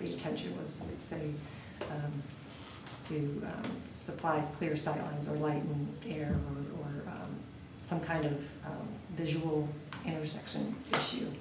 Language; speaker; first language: English; native; English